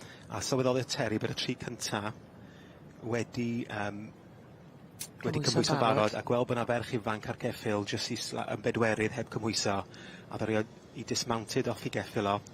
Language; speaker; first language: Welsh; native; Welsh